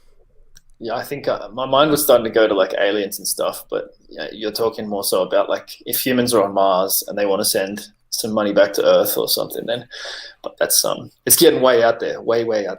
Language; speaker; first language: English; native; English